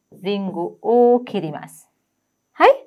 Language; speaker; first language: Japanese; non-native, fluent; Sinhala